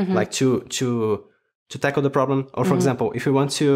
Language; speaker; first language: English; non-native, fluent; Portuguese